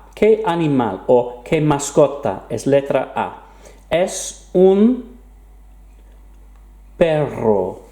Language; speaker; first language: Spanish; non-native, fluent; English